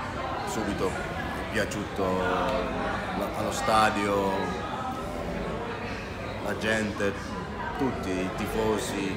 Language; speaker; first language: Italian; non-native, learner; Dutch